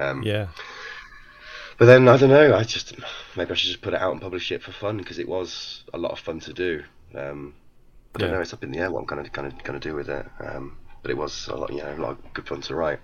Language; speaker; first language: English; native; English